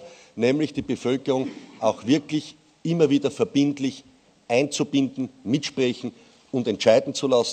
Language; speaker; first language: German; native; German